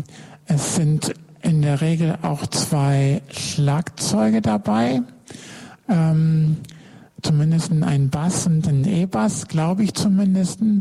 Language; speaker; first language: German; native; German